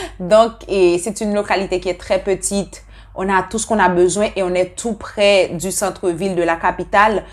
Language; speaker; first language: French; non-native, local second language; Haitian Creole